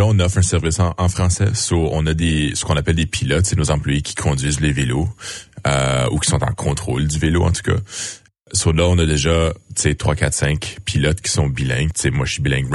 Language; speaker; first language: French; native; French